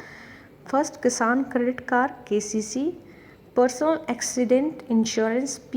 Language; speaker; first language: English; non-native, local second language; Hindi